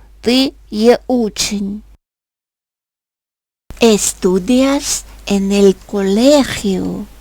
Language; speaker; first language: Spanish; non-native, fluent; Ukrainian